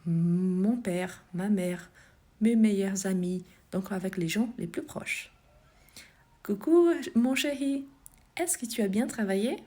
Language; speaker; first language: French; non-native, fluent; Portuguese